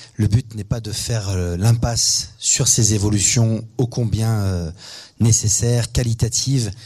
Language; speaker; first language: French; native; French